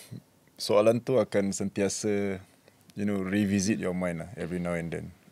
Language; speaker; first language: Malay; native; Malay